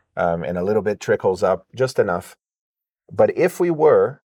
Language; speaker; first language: English; native; English